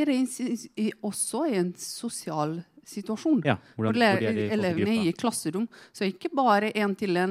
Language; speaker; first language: Norwegian; non-native, fluent; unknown